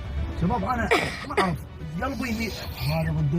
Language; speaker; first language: Arabic; native; Arabic